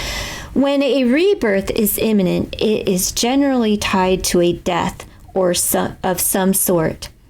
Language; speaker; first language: English; native; English